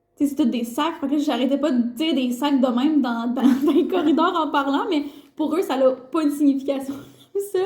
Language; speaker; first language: French; native; French